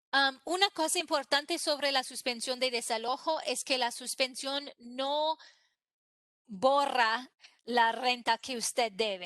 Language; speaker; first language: Spanish; non-native, fluent; English